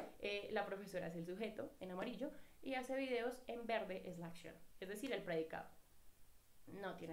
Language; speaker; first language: Spanish; native; Spanish